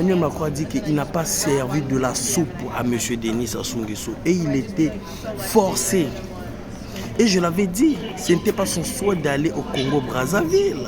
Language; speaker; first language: French; non-native, local second language; Lingala